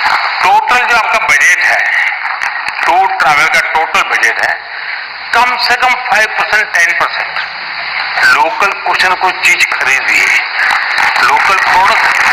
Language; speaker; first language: Hindi; non-native, local second language; Gujarati